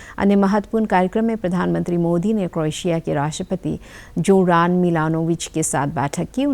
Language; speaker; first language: Hindi; non-native, local second language; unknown